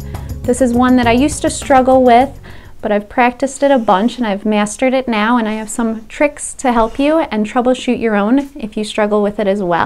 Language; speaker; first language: English; native; English